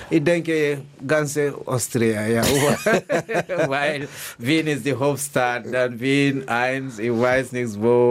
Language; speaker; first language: German; non-native, learner; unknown